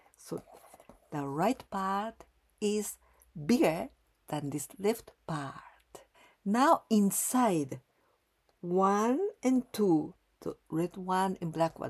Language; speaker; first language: English; non-native, fluent; Japanese